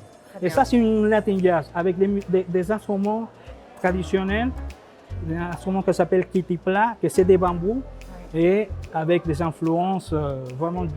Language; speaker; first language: French; non-native, fluent; Spanish